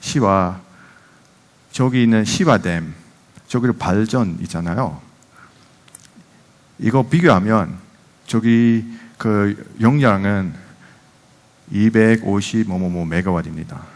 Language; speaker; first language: Korean; non-native, fluent; Dutch